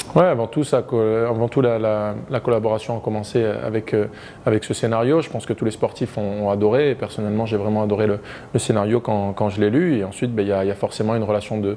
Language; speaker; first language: French; native; French